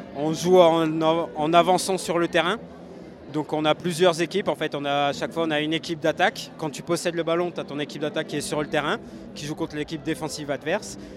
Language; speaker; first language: French; native; French